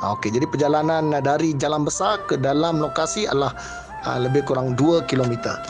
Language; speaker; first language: Malay; non-native, local second language; Tamil